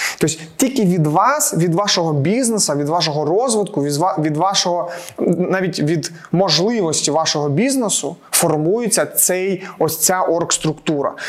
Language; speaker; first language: Ukrainian; non-native, local second language; Russian